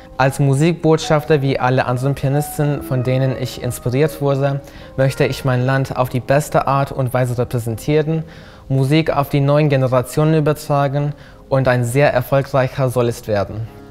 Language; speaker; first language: German; non-native, fluent; Turkish